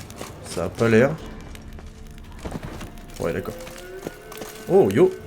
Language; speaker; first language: French; native; French